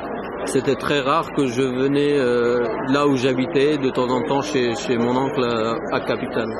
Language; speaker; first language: French; non-native, fluent; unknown